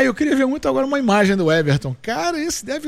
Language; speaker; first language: Portuguese; native; Portuguese